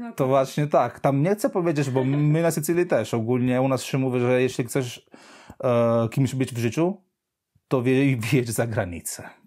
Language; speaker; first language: Polish; non-native, fluent; Italian